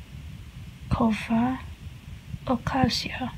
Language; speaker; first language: Polish; non-native, learner; English